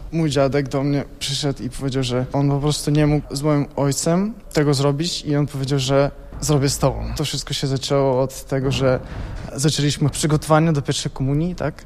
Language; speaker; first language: Polish; early bilingual, heritage; Polish